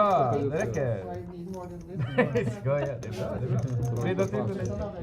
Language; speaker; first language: Swedish; native; Swedish